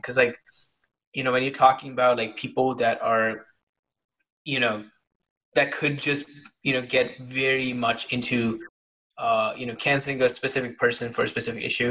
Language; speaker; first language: English; non-native, local second language; Hindi